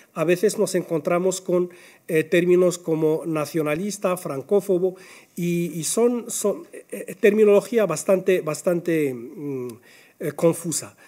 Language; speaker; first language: Spanish; non-native, fluent; Arabic